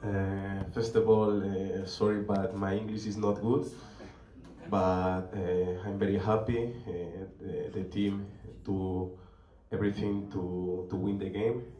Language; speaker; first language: English; non-native, learner; Spanish